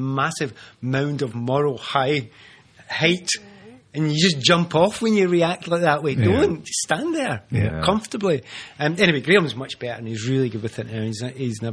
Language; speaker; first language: English; native; English